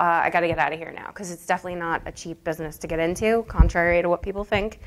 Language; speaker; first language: English; native; English